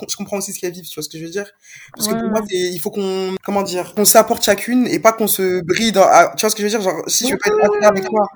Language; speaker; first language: French; native; French